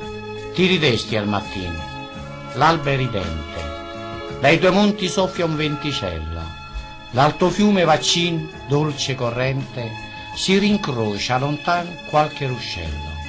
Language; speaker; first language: Italian; native; Italian